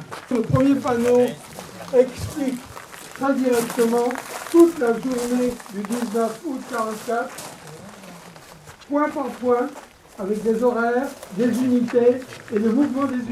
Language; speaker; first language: French; native; French